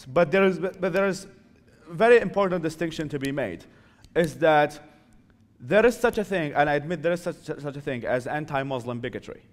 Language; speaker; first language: English; non-native, fluent; Arabic